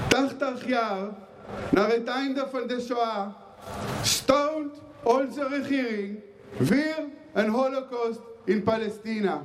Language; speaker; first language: Dutch; non-native, fluent; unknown